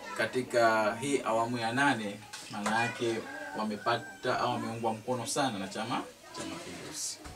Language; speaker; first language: Swahili; native; Swahili